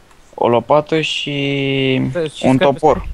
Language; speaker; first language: Romanian; native; Romanian